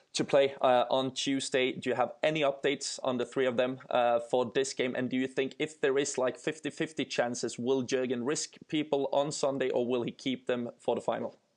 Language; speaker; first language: English; non-native, fluent; Swedish